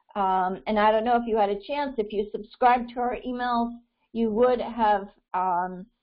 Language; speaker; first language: English; native; English